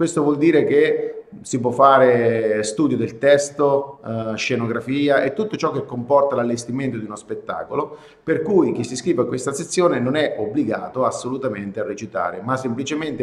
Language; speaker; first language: Italian; native; Italian